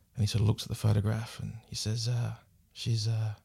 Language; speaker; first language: English; native; English